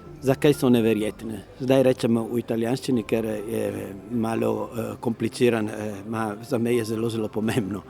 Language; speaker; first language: Slovenian; non-native, learner; Italian